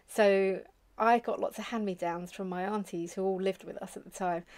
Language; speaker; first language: English; native; English